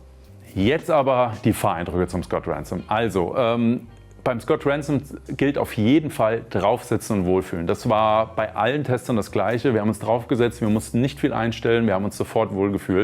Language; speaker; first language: German; native; German